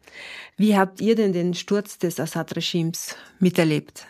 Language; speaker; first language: German; native; German